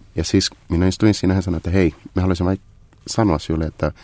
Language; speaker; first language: Finnish; non-native, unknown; Portuguese